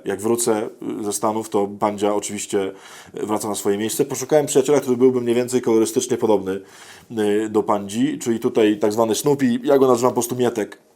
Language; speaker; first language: Polish; native; Polish